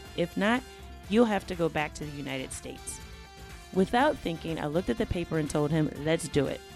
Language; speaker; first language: English; native; English